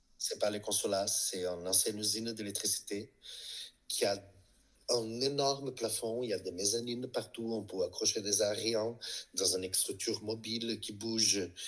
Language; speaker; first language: French; non-native, fluent; Portuguese